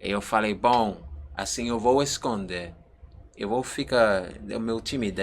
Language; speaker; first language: Portuguese; non-native, learner; English